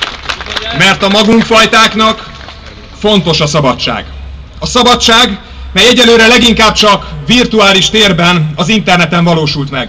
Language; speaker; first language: Hungarian; native; Hungarian